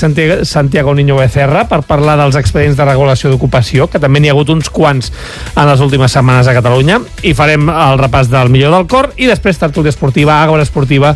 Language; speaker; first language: Catalan; native; Catalan